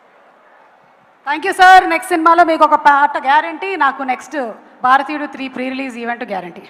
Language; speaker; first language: Telugu; native; Telugu